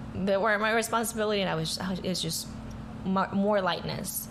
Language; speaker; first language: English; early bilingual, other home language; Spanish